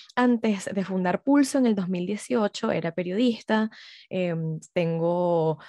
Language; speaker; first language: Spanish; early bilingual, heritage; Spanish